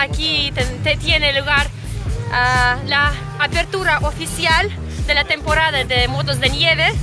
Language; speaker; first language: Spanish; non-native, fluent; Russian